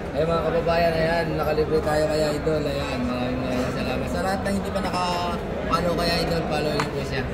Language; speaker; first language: Filipino; non-native, local second language; Cebuano